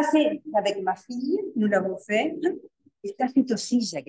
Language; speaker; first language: French; non-native, learner; Spanish